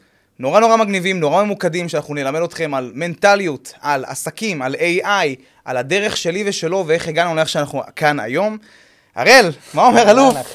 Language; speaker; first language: Hebrew; native; Hebrew